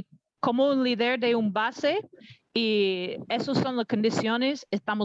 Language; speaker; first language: Spanish; non-native, learner; English